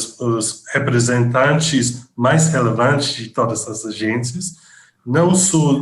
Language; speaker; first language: Portuguese; non-native, fluent; English